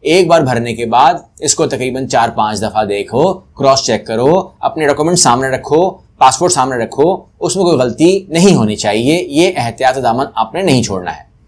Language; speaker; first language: Urdu; native; Urdu